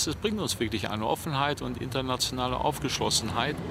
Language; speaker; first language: German; native; German